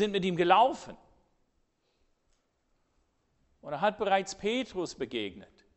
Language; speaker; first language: German; non-native, fluent; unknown